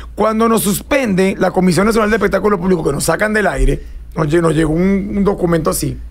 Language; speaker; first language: Spanish; native; Spanish